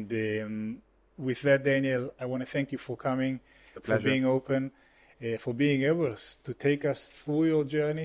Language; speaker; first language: English; non-native, fluent; Hebrew